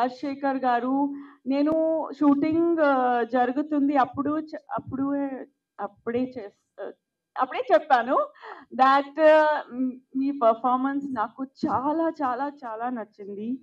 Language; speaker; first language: Telugu; non-native, local second language; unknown